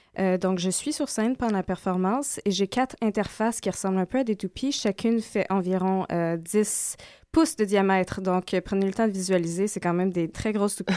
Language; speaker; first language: French; native; French